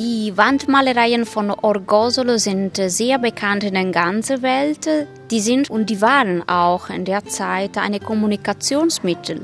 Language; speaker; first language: German; non-native, fluent; Italian